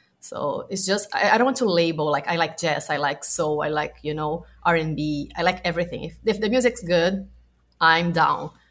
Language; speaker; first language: English; non-native, fluent; Portuguese